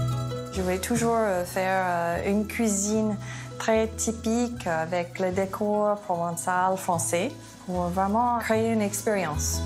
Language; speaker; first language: French; non-native, fluent; English